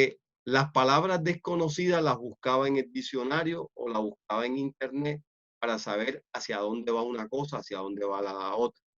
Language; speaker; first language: Spanish; native; Spanish